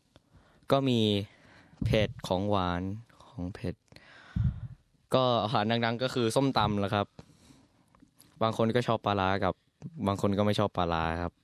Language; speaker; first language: Thai; early bilingual, heritage; Thai